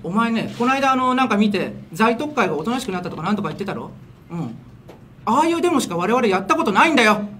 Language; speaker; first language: Japanese; native; Japanese